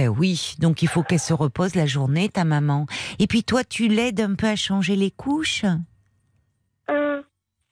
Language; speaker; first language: French; native; French